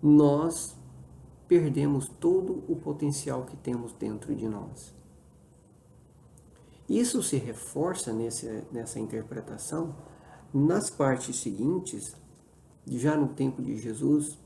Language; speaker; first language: Portuguese; native; Portuguese